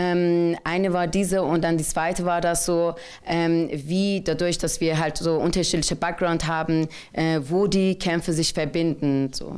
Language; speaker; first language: German; non-native, fluent; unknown